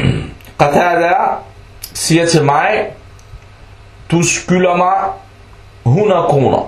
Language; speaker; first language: Danish; early bilingual, other home language; Arabic